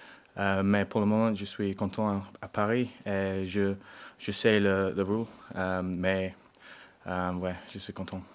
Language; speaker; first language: French; non-native, learner; English